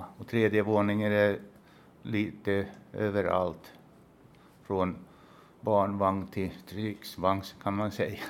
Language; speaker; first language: Swedish; non-native, local second language; Finnish